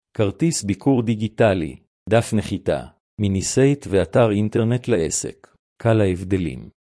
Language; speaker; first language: Hebrew; native; Hebrew